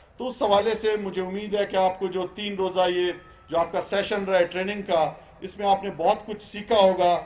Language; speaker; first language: Urdu; non-native, local second language; Pashto